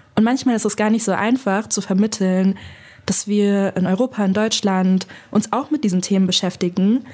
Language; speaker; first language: German; native; German